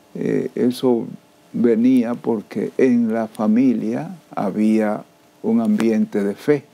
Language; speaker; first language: Spanish; native; Spanish